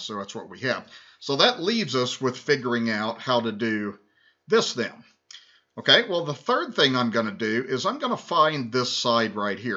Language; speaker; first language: English; native; English